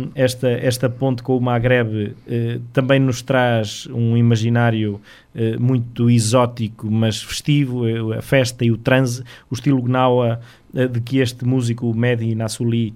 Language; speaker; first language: Portuguese; native; Portuguese